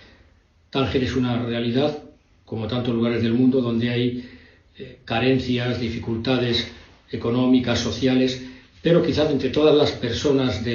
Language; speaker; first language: Spanish; native; Spanish